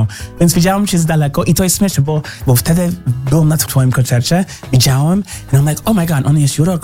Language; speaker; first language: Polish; non-native, learner; English